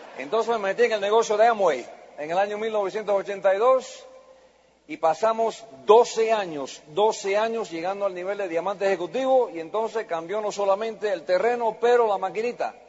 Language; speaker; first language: Spanish; early bilingual, heritage; Spanish